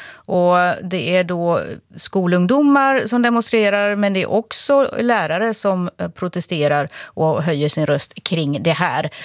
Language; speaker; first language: Swedish; native; Swedish